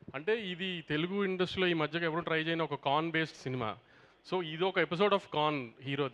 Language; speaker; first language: Telugu; native; Telugu